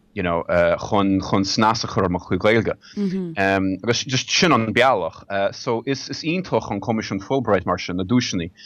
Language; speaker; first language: Irish; non-native, learner; English